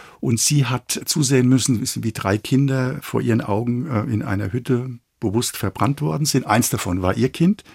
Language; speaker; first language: German; native; German